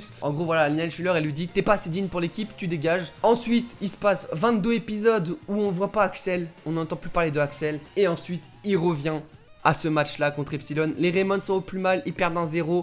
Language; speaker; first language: French; native; French